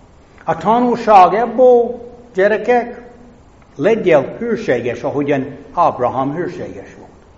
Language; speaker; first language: Hungarian; non-native, fluent; English